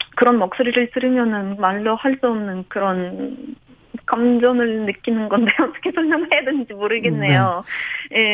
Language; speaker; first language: Korean; non-native, fluent; Ukrainian